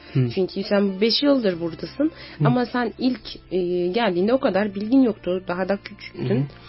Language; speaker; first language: Turkish; native; Turkish